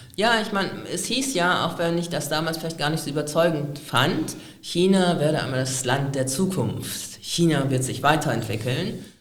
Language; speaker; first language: German; native; German